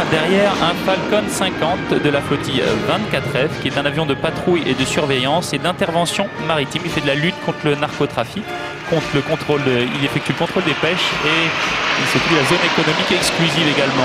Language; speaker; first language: French; native; French